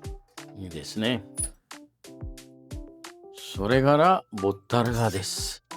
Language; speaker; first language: Japanese; non-native, fluent; Italian